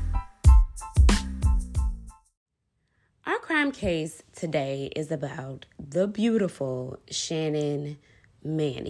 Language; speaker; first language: English; native; English